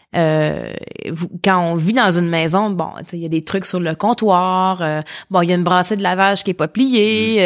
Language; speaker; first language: French; native; French